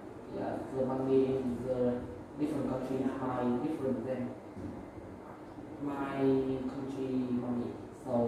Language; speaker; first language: English; non-native, learner; Vietnamese